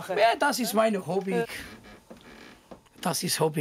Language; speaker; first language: German; non-native, learner; Albanian